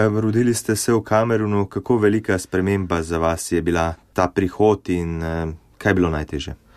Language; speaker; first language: Slovenian; native; Slovenian